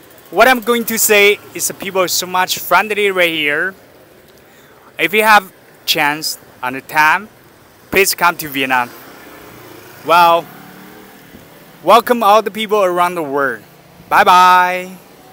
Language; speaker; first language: English; non-native, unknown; Chinese